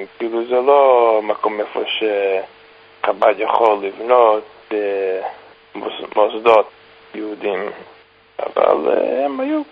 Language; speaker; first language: Hebrew; non-native, fluent; English